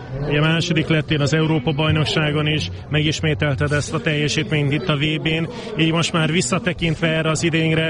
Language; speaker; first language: Hungarian; native; Hungarian